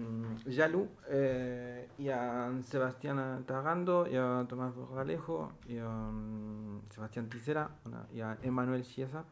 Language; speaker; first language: French; non-native, learner; Spanish